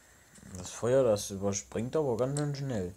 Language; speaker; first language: German; native; German